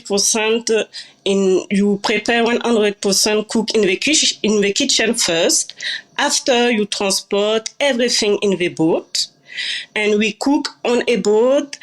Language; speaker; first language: English; non-native, learner; French